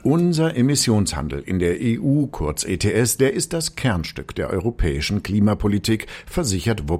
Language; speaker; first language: German; native; German